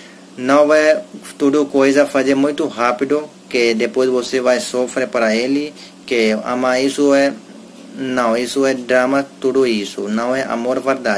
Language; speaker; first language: Portuguese; non-native, learner; Hindi